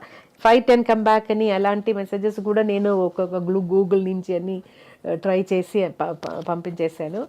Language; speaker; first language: Telugu; non-native, fluent; Malayalam